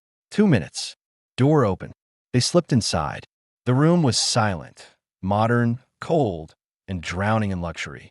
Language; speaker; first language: English; native; English